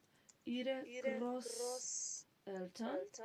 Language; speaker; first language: German; non-native, fluent; Macedonian